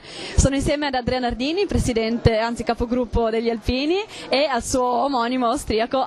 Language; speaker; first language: Italian; native; Italian